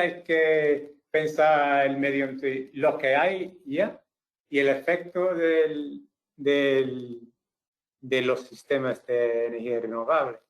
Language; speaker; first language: Spanish; non-native, fluent; English